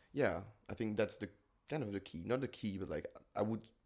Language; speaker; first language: English; non-native, fluent; French